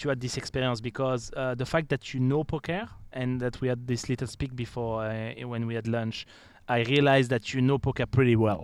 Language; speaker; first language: English; non-native, fluent; French